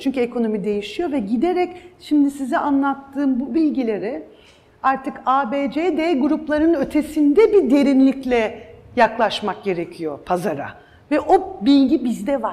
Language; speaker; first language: Turkish; native; Turkish